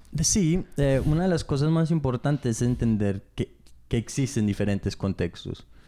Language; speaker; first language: Spanish; early bilingual, heritage; Spanish